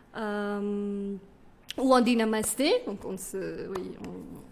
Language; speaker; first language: French; non-native, fluent; Kannada